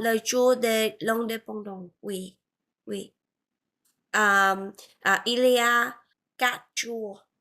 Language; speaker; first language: French; non-native, learner; Vietnamese